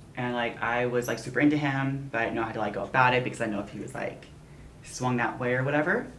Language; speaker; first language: English; native; English